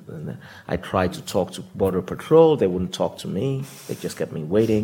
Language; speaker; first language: English; non-native, local second language; Yoruba